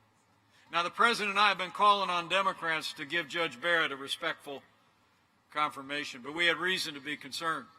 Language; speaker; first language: English; native; English